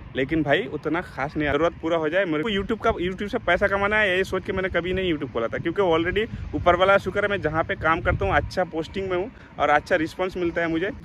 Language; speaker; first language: Hindi; non-native, local second language; Bangla